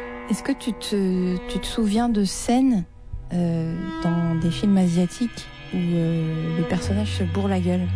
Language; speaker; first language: French; early bilingual, other home language; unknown